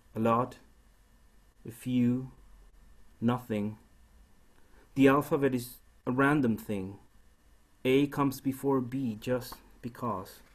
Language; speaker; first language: English; non-native, fluent; Spanish